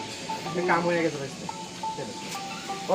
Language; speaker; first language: Hindi; non-native, learner; Bangla